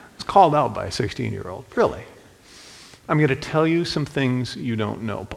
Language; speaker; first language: English; native; English